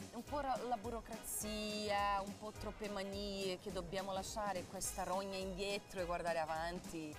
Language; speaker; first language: Italian; non-native, fluent; Portuguese